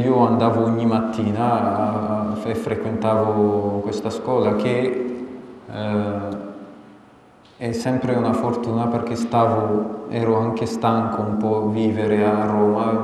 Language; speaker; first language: Italian; non-native, fluent; Amharic